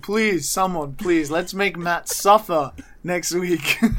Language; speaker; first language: English; native; English